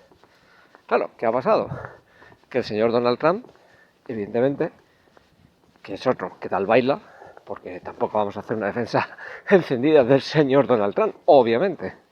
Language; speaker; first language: Spanish; native; Spanish